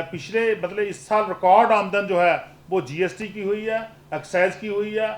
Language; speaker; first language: Hindi; non-native, local second language; Punjabi